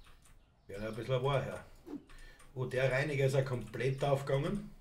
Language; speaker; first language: German; native; German